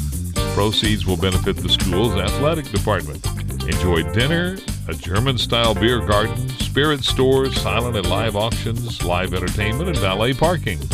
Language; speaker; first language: English; native; English